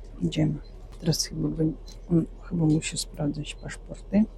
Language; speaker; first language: Polish; non-native, fluent; Russian